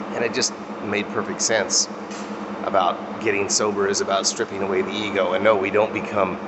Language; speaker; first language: English; native; English